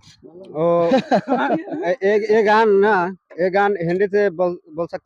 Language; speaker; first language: Hindi; non-native, learner; Bangla